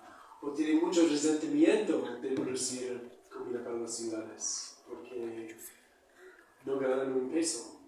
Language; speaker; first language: Spanish; non-native, fluent; English